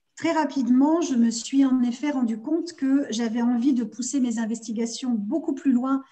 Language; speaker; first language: French; native; French